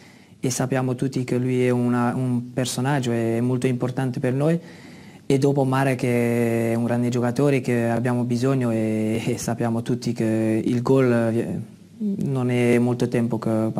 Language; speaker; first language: Italian; non-native, fluent; Dutch